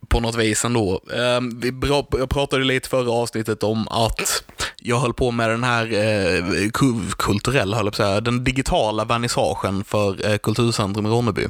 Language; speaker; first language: Swedish; native; Swedish